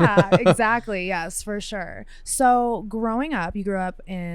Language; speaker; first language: English; native; English